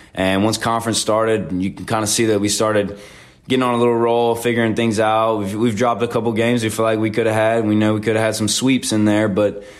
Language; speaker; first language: English; native; English